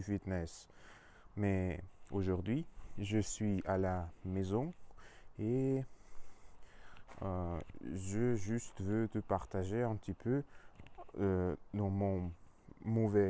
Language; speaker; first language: French; non-native, learner; Russian